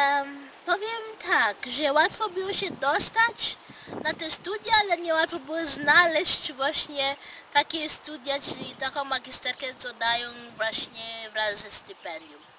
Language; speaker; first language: Polish; non-native, fluent; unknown